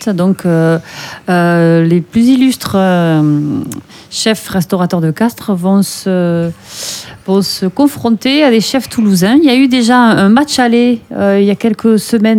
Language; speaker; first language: French; native; French